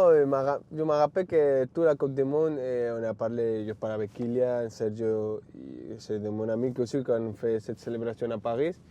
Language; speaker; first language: French; non-native, learner; Spanish